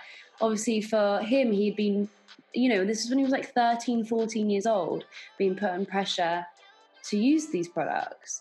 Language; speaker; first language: English; native; English